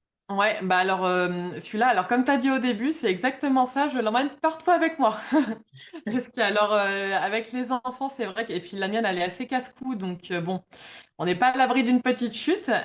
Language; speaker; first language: French; native; French